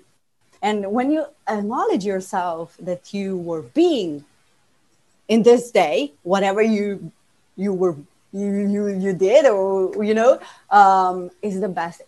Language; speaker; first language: English; non-native, fluent; Slovenian